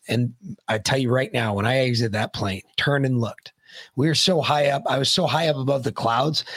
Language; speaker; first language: English; native; English